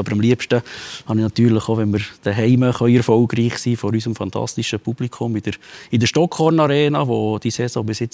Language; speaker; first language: German; native; German